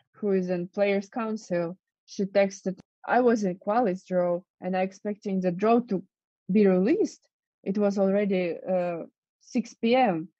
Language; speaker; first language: English; non-native, fluent; Russian